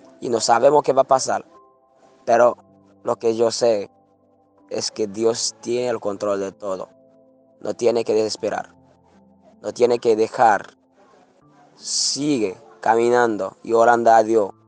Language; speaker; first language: Spanish; non-native, learner; Haitian Creole